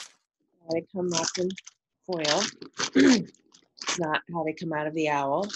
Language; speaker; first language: English; native; English